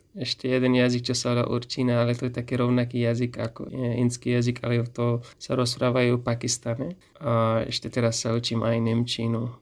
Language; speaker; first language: Slovak; non-native, fluent; Pashto